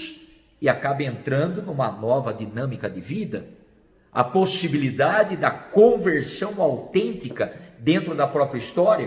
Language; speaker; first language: Portuguese; native; Portuguese